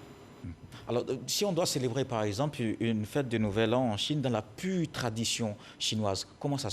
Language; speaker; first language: French; native; French